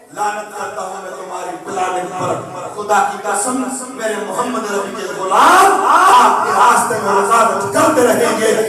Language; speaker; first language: Urdu; non-native, local second language; Sindhi